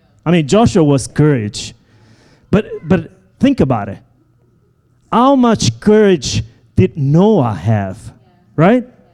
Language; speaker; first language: English; non-native, fluent; Italian